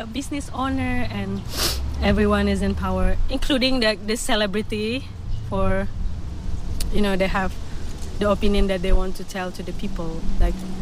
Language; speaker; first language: English; non-native, fluent; Indonesian